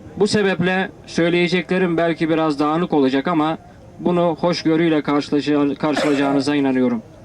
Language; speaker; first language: Turkish; native; Turkish